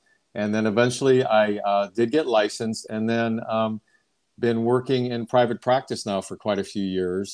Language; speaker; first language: English; native; English